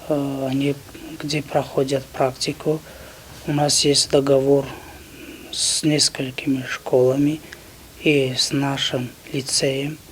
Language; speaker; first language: Russian; non-native, local second language; Tajik